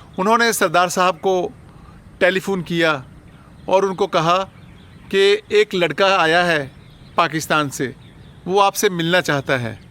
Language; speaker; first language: Urdu; non-native, local second language; Punjabi